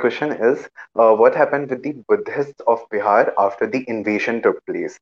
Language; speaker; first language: English; non-native, local second language; Hindi